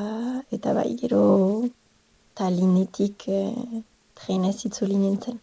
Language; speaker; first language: Basque; non-native, local second language; French